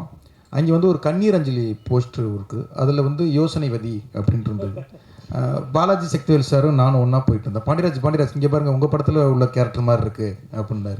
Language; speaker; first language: Tamil; native; Tamil